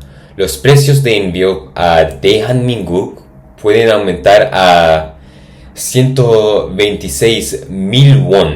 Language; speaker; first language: Spanish; non-native, fluent; English